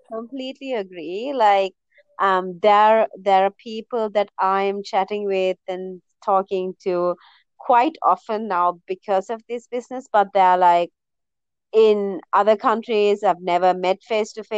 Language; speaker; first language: English; non-native, local second language; Sinhala